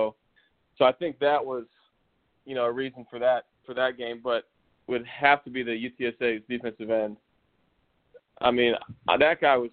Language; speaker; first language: English; native; English